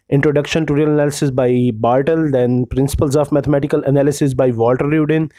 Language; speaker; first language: Urdu; native; Urdu